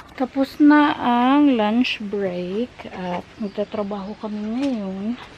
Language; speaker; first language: Filipino; non-native, local second language; Cebuano